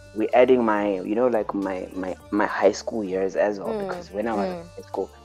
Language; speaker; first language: English; early bilingual, other home language; Xhosa